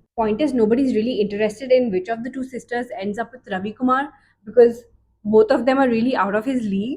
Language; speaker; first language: English; non-native, local second language; Hindi